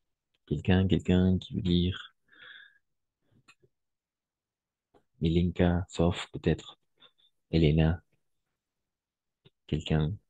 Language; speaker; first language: French; non-native, fluent; Spanish